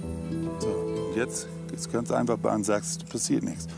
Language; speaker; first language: German; native; German